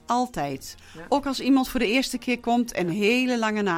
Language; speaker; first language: Dutch; native; Dutch